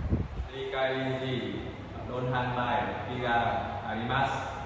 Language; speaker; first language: Japanese; non-native, learner; Vietnamese